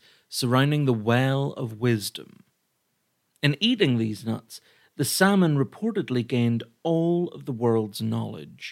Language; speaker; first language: English; native; English